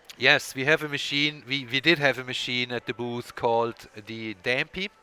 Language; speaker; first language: English; non-native, fluent; Swiss German